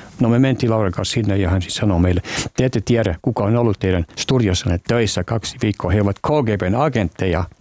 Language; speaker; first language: Finnish; native; Finnish